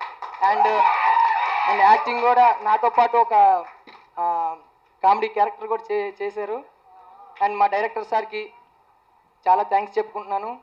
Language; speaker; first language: Telugu; native; Telugu